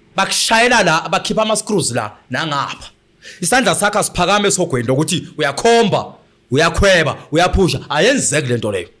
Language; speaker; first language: Zulu; native; Zulu